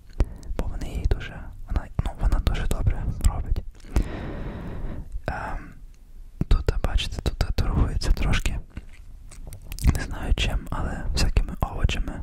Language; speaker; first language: Ukrainian; early bilingual, heritage; Ukrainian